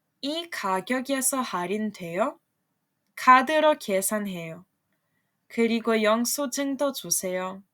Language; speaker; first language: Korean; non-native, fluent; Serbian